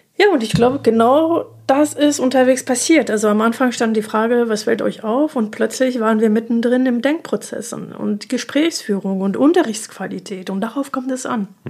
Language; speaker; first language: German; non-native, fluent; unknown